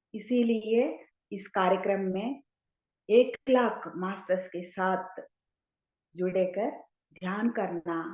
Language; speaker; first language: Hindi; non-native, local second language; Telugu